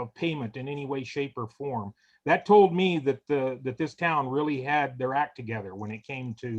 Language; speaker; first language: English; native; English